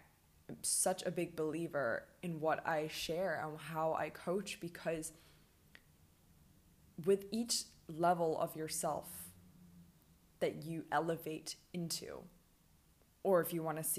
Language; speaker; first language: English; native; English